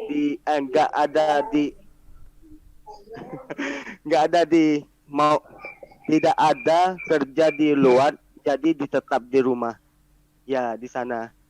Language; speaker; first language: Indonesian; non-native, learner; Malay